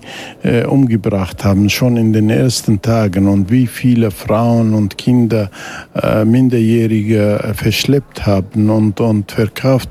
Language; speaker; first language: German; non-native, fluent; Kurdish